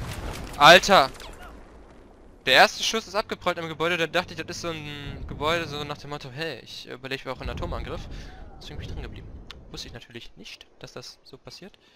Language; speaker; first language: German; native; German